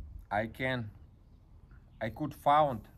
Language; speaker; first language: English; non-native, learner; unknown